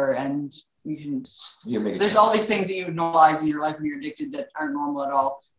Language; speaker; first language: English; native; English